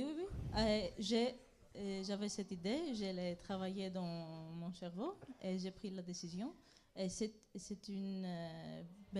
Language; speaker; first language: French; non-native, fluent; Greek